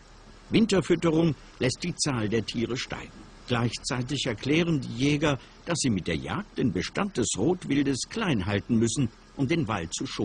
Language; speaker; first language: German; native; German